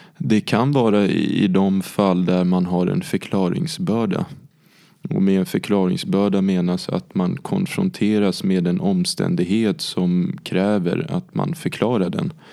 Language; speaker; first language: Swedish; early bilingual, other home language; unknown